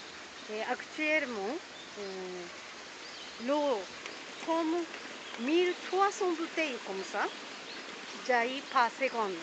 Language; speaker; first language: French; non-native, learner; Japanese